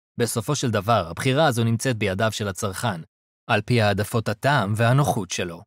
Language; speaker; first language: Hebrew; native; Hebrew